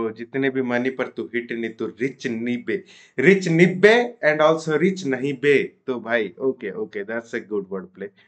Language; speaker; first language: Hindi; non-native, local second language; Odia